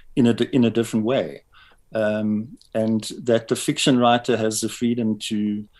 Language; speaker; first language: English; native; English